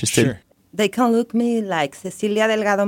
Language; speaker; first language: English; non-native, learner; Spanish